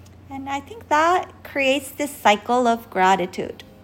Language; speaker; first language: English; non-native, fluent; Japanese